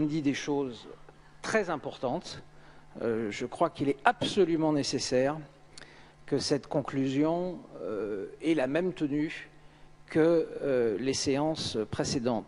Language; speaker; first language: French; native; French